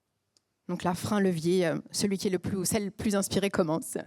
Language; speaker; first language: French; native; French